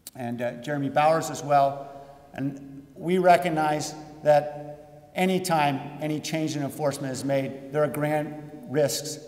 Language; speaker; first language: English; native; English